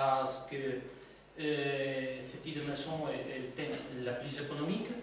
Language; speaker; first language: French; non-native, learner; Spanish